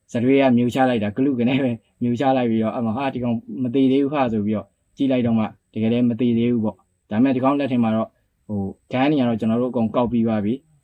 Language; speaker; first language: Burmese; native; Burmese